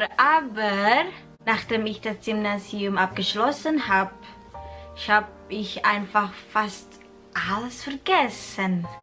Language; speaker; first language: German; non-native, fluent; Indonesian